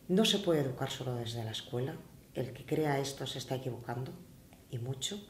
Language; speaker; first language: Spanish; native; Spanish